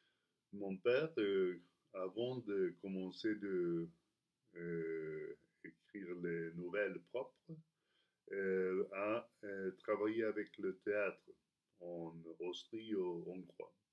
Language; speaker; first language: French; non-native, fluent; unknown